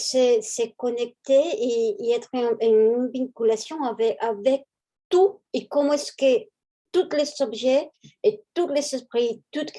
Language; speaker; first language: French; non-native, fluent; Spanish